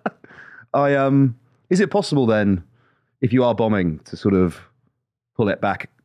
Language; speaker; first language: English; native; English